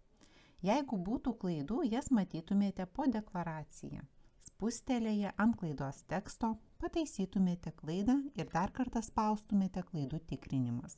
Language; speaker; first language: Lithuanian; native; Lithuanian